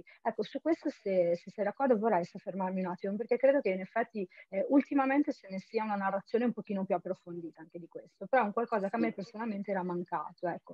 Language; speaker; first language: Italian; native; Italian